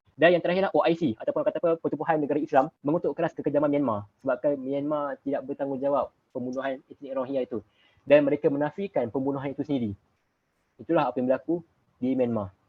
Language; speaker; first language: Malay; native; Malay